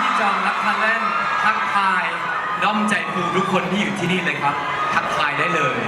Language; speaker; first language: Thai; native; Thai